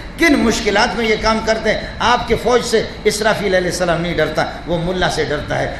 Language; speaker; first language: Urdu; non-native, local second language; Brahui